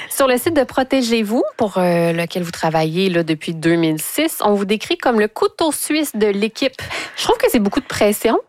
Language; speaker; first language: French; native; French